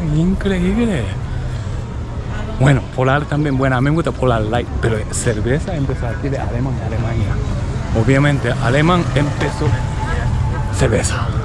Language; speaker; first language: Spanish; non-native, learner; Japanese